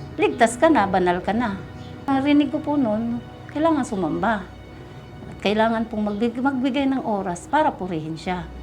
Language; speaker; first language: Filipino; native; Filipino